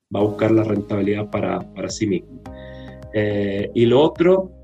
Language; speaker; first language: Spanish; native; Spanish